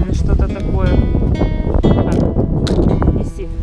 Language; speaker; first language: Russian; native; Russian